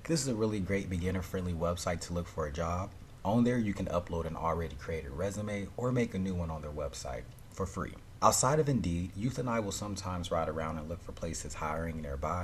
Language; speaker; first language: English; native; English